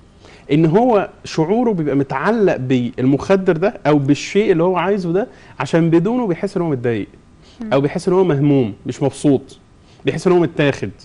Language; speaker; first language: Arabic; native; Arabic